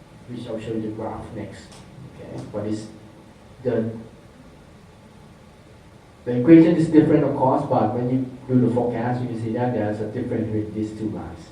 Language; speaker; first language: English; non-native, fluent; Thai